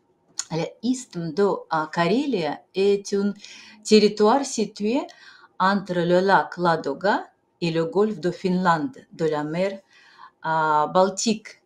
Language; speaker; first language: French; non-native, fluent; Russian